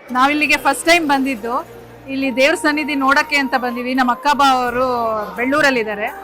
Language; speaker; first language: Kannada; native; Kannada